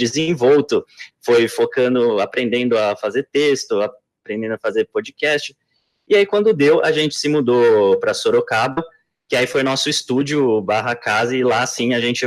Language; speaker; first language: Portuguese; native; Portuguese